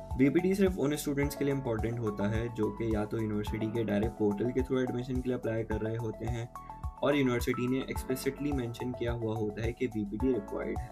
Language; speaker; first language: Urdu; native; Urdu